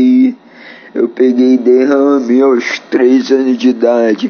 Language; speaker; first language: Portuguese; native; Portuguese